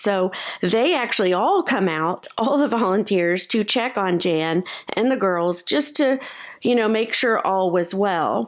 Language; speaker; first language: English; native; English